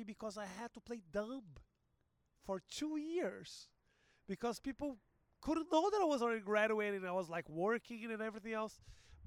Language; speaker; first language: English; non-native, fluent; Portuguese